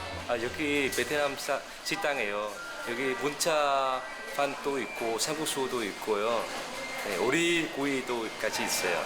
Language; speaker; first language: Korean; non-native, learner; Vietnamese